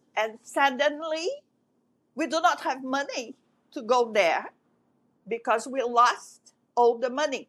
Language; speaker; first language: English; non-native, fluent; French